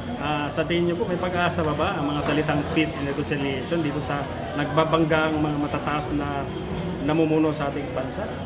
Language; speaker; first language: Filipino; native; Filipino